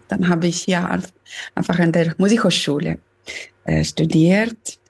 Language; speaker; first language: German; non-native, fluent; Italian